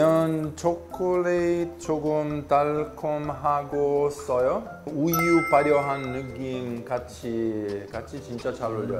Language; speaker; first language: Korean; non-native, learner; Italian